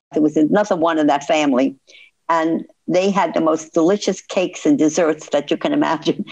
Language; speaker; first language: English; early bilingual, other home language; Ladino